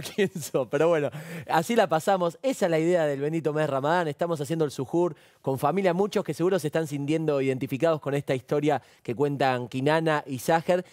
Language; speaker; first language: Spanish; native; Spanish